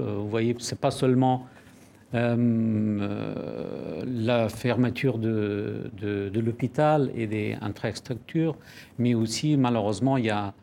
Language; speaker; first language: French; non-native, fluent; Persian